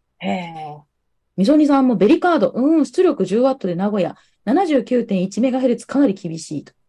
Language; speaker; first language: Japanese; native; Japanese